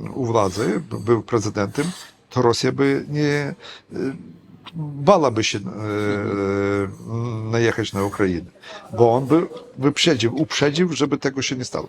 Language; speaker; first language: Polish; non-native, fluent; Ukrainian